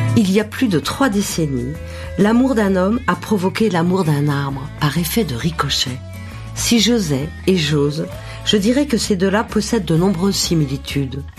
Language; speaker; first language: French; native; French